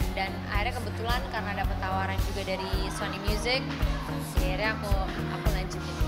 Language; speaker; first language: Indonesian; native; Indonesian